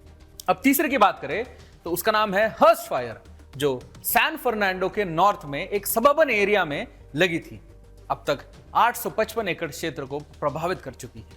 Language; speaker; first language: Hindi; native; Hindi